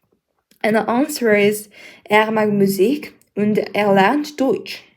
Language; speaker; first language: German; non-native, learner; Mongolian